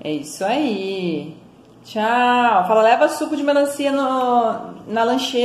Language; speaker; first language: Portuguese; native; Portuguese